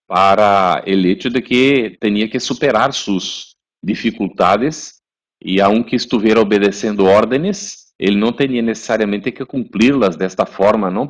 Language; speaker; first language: Spanish; non-native, fluent; Portuguese